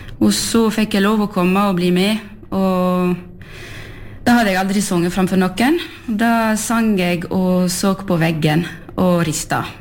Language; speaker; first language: Norwegian; early bilingual, heritage; French